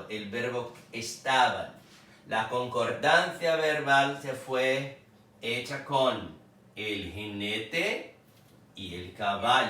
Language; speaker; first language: Spanish; non-native, fluent; Portuguese